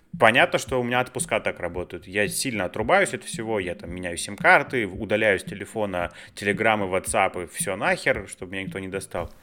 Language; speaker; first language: Russian; native; Russian